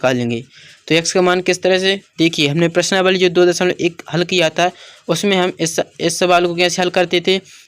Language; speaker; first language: Hindi; native; Hindi